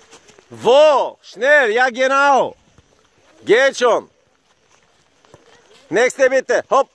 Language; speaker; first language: German; non-native, learner; Bulgarian